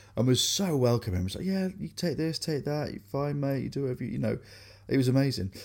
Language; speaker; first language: English; native; English